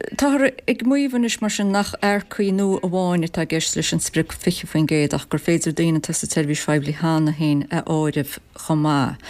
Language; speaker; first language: Irish; native; Irish